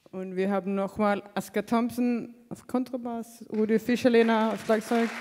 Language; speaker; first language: German; non-native, learner; Danish